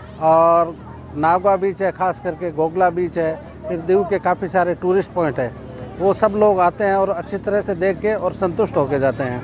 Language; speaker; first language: Hindi; non-native, local second language; Gujarati